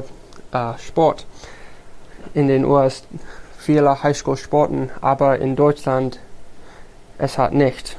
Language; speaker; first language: German; non-native, learner; English